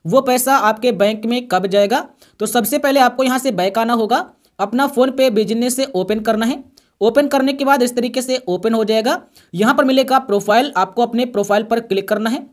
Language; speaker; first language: Hindi; native; Hindi